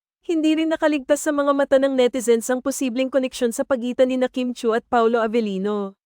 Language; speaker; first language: Filipino; native; Filipino